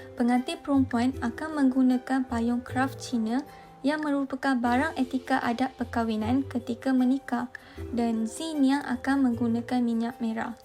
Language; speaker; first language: Malay; native; Malay